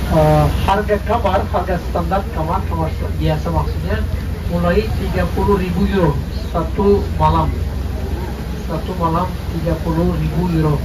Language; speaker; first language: Indonesian; non-native, fluent; Turkish